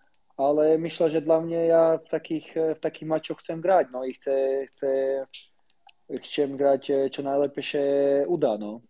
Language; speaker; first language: Polish; non-native, learner; Slovak